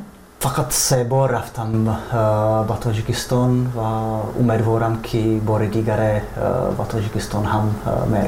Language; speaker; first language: Persian; non-native, fluent; Czech